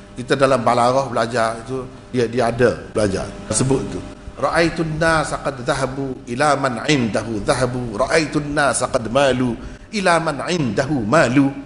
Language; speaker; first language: Malay; native; Malay